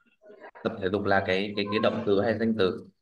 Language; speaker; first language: Vietnamese; native; Vietnamese